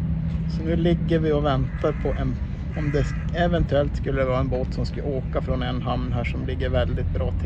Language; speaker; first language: Swedish; native; Swedish